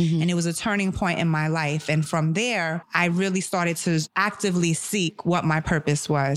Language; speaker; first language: English; early bilingual, other home language; German